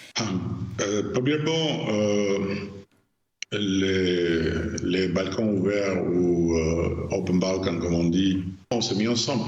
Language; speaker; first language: French; non-native, fluent; Albanian